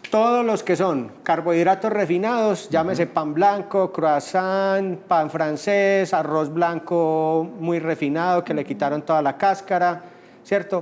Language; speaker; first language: Spanish; native; Spanish